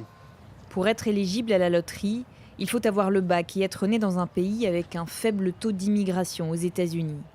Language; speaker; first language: French; native; French